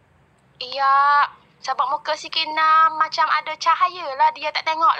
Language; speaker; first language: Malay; non-native, learner; Vietnamese